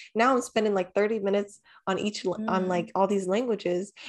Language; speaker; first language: English; early bilingual, other home language; Vietnamese